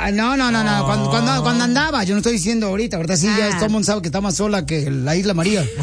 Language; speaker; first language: Spanish; native; Spanish